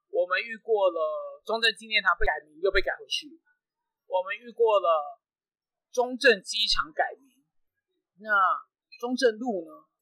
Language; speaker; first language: Chinese; native; Chinese